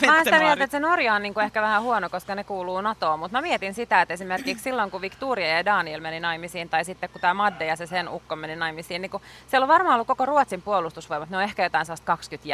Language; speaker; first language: Finnish; native; Finnish